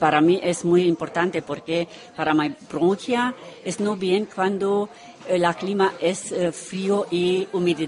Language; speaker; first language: Spanish; non-native, learner; Romanian